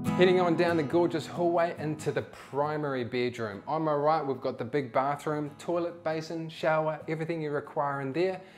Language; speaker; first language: English; native; English